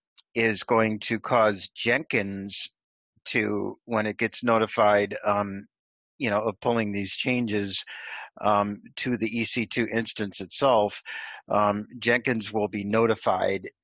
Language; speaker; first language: English; native; English